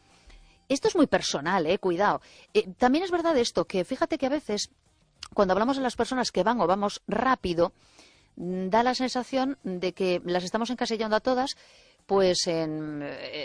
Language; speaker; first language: Spanish; native; Spanish